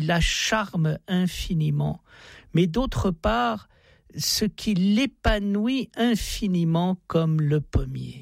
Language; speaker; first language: French; native; French